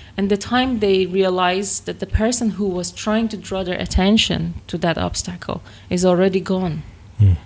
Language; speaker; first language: English; non-native, fluent; Persian